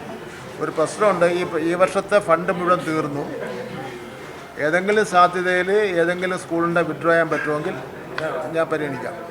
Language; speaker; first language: Malayalam; native; Malayalam